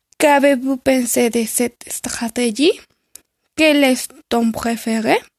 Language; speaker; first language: French; non-native, learner; Spanish